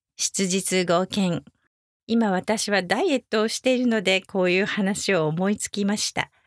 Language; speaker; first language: Japanese; native; Japanese